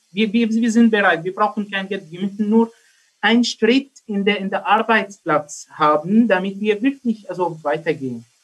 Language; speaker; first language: German; non-native, learner; Arabic